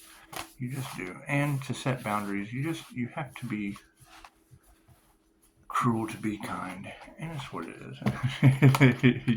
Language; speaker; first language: English; native; English